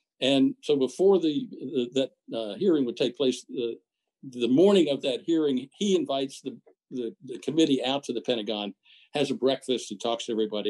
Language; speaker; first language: English; native; English